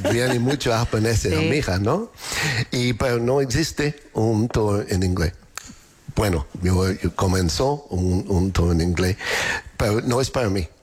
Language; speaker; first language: Spanish; non-native, learner; English